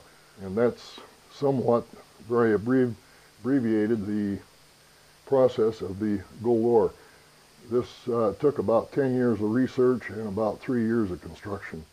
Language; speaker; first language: English; native; English